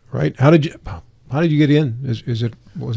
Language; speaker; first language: English; native; English